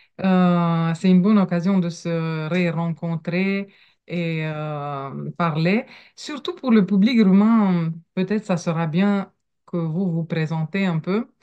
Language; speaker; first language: French; non-native, fluent; Romanian